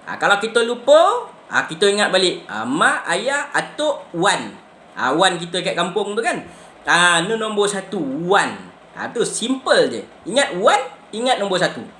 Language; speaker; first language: Malay; native; Malay